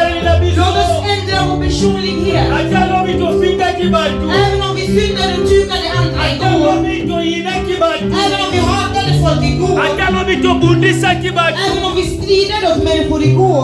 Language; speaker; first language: Swedish; non-native, learner; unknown